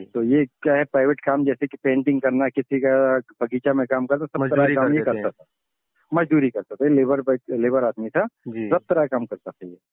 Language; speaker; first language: Hindi; native; Hindi